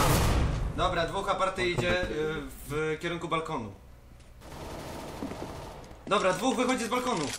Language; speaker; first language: Polish; native; Polish